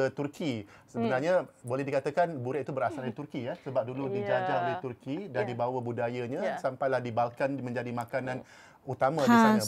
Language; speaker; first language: Malay; native; Malay